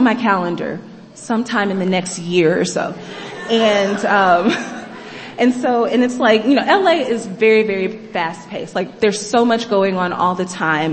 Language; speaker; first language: English; native; English